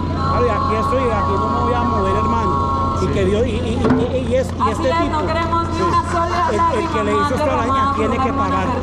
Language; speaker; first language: Spanish; native; Spanish